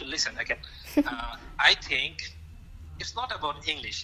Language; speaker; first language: English; non-native, local second language; Bangla